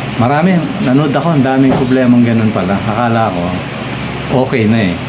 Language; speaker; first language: Filipino; non-native, local second language; Pampanga